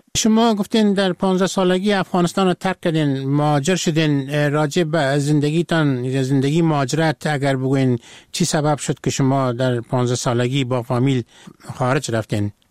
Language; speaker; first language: Persian; native; Persian